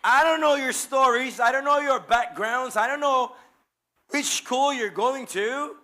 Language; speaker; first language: English; non-native, local second language; Filipino